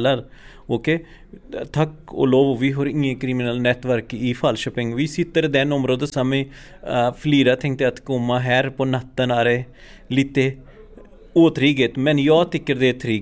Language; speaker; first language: Swedish; non-native, learner; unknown